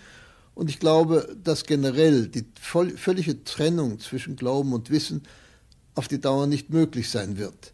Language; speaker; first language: German; native; German